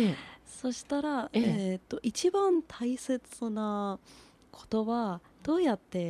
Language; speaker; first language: Japanese; non-native, learner; Persian